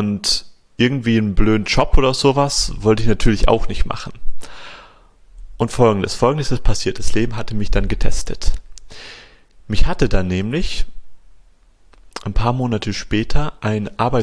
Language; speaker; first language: German; native; German